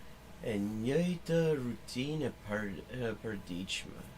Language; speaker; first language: Albanian; non-native, learner; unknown